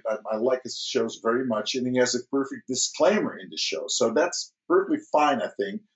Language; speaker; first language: English; early bilingual, other home language; Dutch